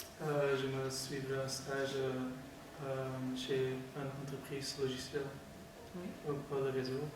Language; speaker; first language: French; non-native, learner; Dutch